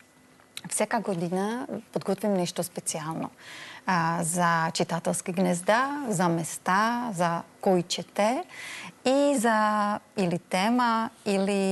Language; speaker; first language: Bulgarian; non-native, learner; Czech